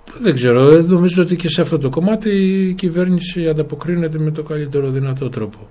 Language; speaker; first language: Greek; native; Greek